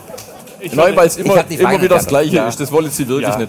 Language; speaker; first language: German; native; German